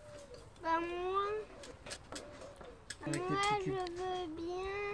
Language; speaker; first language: French; native; French